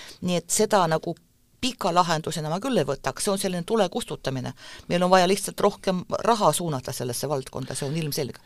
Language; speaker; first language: Estonian; non-native, local second language; Russian